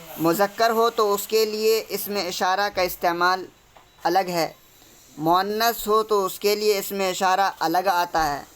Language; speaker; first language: Urdu; native; Urdu